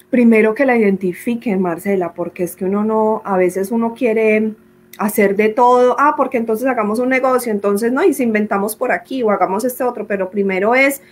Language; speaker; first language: Spanish; native; Spanish